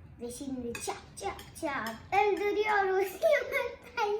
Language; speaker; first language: Turkish; early bilingual, heritage; Turkish